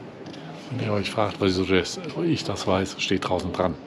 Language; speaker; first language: German; native; German